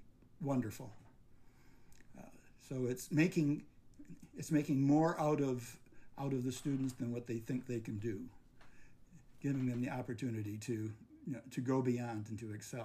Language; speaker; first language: English; native; English